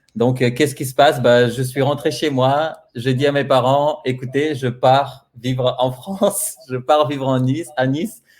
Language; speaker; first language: French; non-native, fluent; Bulgarian